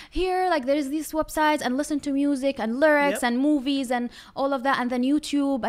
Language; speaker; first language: English; non-native, fluent; Arabic